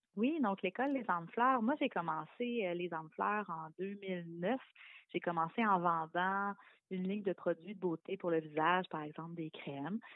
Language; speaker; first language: French; native; French